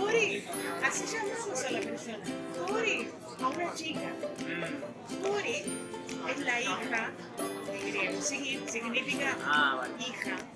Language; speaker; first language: Spanish; non-native, fluent; Greek